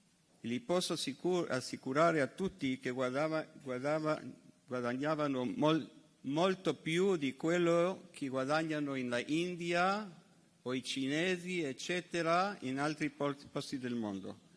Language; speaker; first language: Italian; non-native, fluent; Hebrew